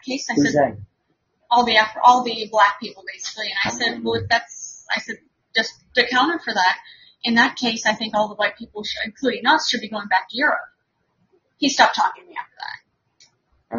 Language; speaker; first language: English; native; English